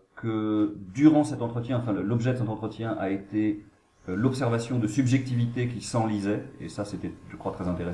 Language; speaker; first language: French; native; French